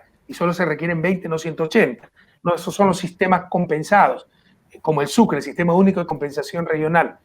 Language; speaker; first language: Spanish; native; Spanish